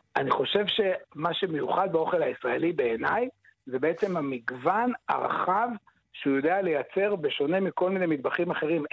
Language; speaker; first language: Hebrew; native; Hebrew